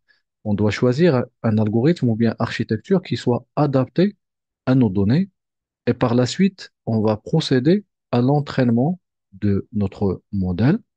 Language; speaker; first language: French; non-native, local second language; Arabic